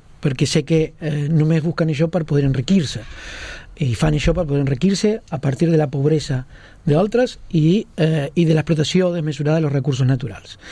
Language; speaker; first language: Catalan; non-native, local second language; Spanish